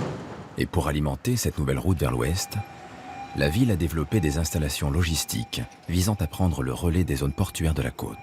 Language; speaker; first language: French; native; French